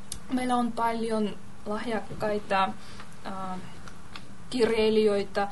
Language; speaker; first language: Finnish; non-native, learner; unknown